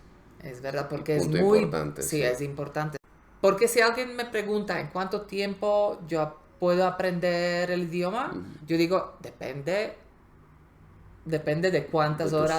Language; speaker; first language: Spanish; non-native, fluent; Slovak